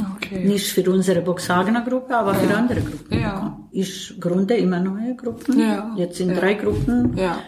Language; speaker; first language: German; non-native, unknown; Bosnian